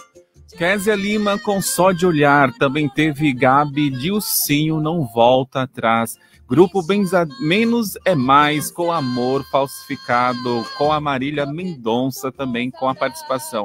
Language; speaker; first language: Portuguese; native; Portuguese